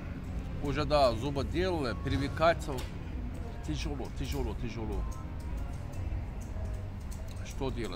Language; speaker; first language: Russian; non-native, learner; Turkish